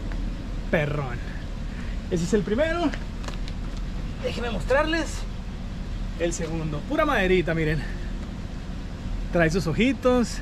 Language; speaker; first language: Spanish; native; Spanish